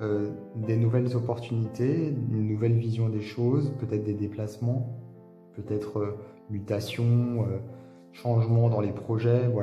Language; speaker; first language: French; native; French